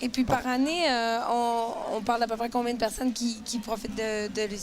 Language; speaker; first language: French; native; French